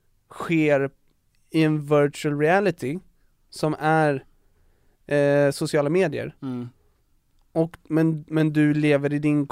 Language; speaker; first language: Swedish; native; Swedish